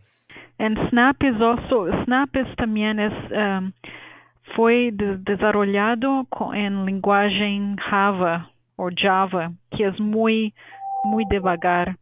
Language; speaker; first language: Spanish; non-native, fluent; Portuguese